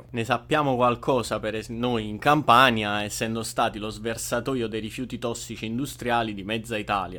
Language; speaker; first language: Italian; native; Italian